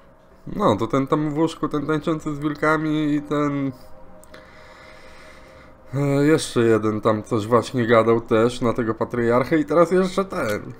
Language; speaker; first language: Polish; native; Polish